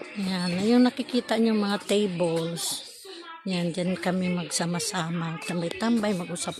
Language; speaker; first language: Filipino; non-native, local second language; Cebuano